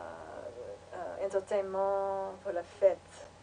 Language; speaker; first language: French; non-native, learner; English